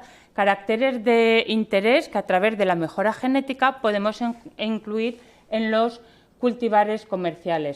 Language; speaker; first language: Spanish; native; Spanish